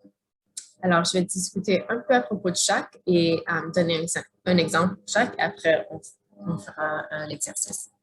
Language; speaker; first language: French; non-native, fluent; English